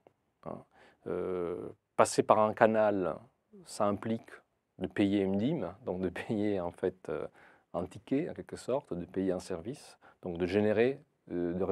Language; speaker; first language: French; non-native, fluent; Italian